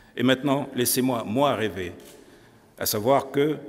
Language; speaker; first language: French; non-native, local second language; Arabic